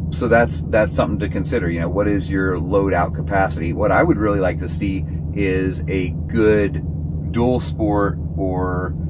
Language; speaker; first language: English; native; English